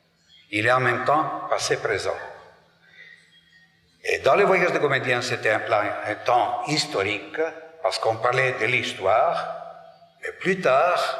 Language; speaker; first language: French; non-native, fluent; Greek